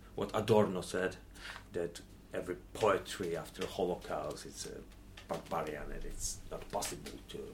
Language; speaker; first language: English; non-native, fluent; Polish